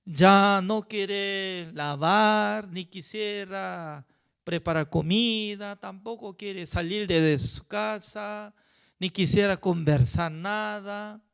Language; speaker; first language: Spanish; non-native, fluent; Korean